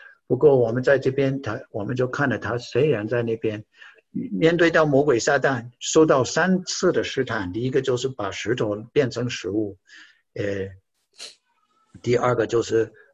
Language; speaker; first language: Chinese; non-native, fluent; English